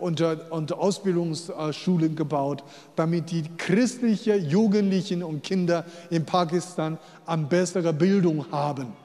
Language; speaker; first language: German; non-native, fluent; Chinese